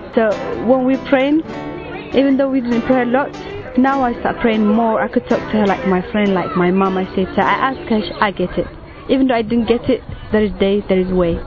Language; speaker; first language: English; non-native, fluent; Tigrinya